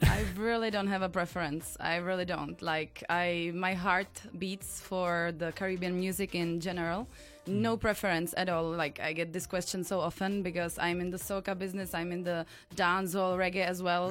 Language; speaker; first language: English; non-native, fluent; Czech